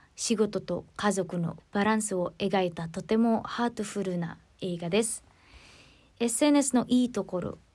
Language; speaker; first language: Japanese; non-native, fluent; Filipino